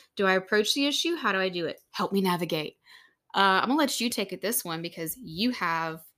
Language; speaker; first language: English; native; English